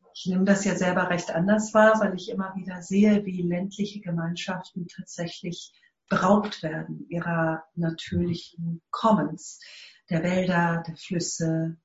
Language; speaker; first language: German; non-native, fluent; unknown